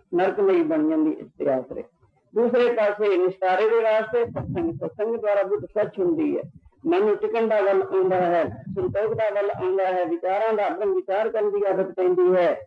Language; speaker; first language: Hindi; non-native, local second language; Punjabi